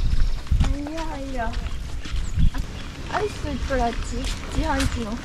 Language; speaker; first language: Japanese; early bilingual, other home language; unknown